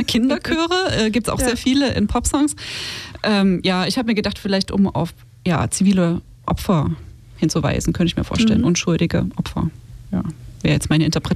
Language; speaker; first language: German; native; German